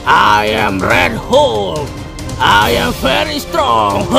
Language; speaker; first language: English; non-native, learner; Indonesian